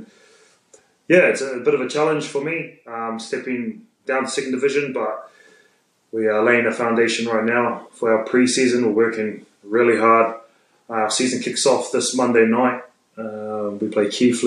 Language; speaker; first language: English; native; English